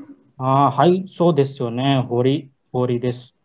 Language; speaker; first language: Japanese; non-native, learner; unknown